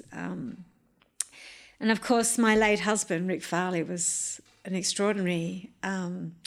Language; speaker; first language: English; native; English